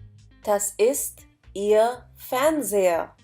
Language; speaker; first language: German; non-native, fluent; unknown